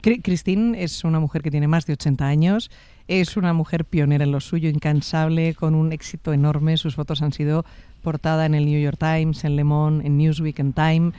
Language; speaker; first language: Spanish; native; Spanish